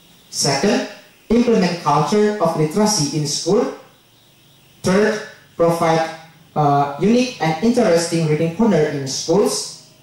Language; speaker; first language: English; non-native, learner; Indonesian